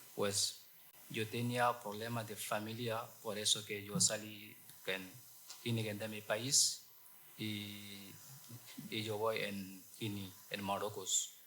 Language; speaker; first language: Spanish; non-native, learner; Wolof